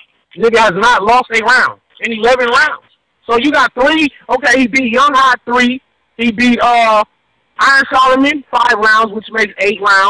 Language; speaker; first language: English; native; English